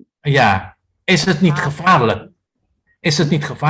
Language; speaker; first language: Dutch; non-native, fluent; Indonesian